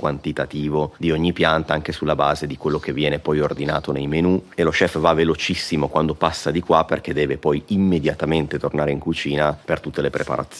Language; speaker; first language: Italian; native; Italian